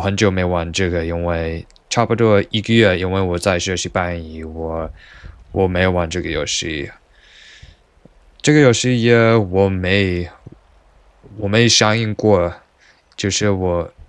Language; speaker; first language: Chinese; non-native, learner; English